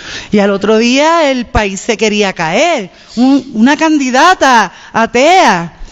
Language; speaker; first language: Spanish; native; Spanish